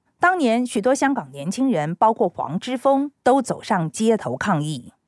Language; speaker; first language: Chinese; native; Chinese